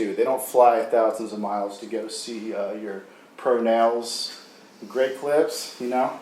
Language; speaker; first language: English; native; English